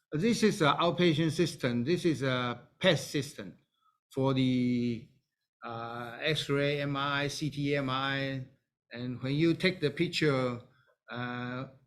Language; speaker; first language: English; non-native, learner; Chinese